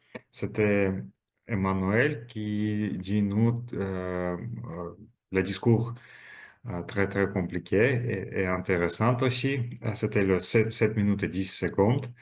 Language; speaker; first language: French; non-native, learner; Russian